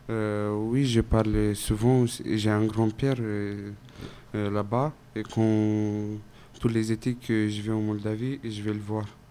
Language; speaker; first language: French; non-native, fluent; Romanian